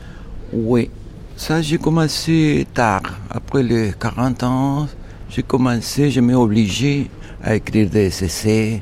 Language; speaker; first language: French; non-native, fluent; Spanish